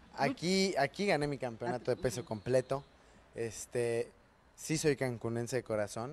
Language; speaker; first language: Spanish; native; Spanish